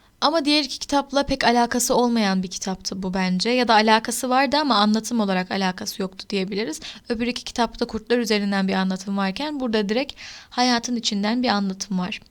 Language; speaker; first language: Turkish; native; Turkish